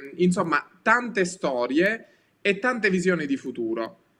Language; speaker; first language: Italian; native; Italian